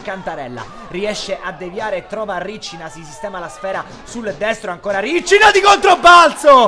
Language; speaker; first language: Italian; native; Italian